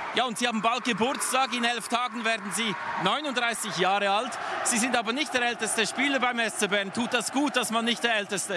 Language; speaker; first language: German; native; German